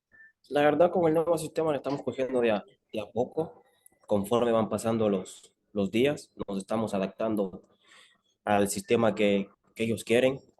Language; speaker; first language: Spanish; native; Spanish